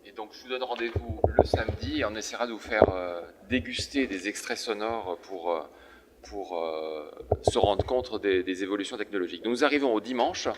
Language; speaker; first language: French; native; French